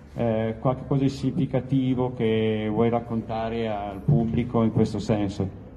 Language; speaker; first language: Italian; native; Italian